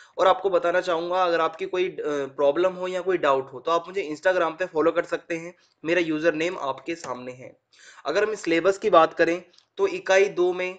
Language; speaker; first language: Hindi; native; Hindi